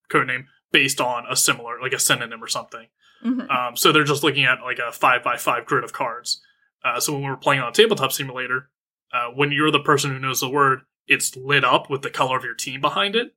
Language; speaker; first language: English; native; English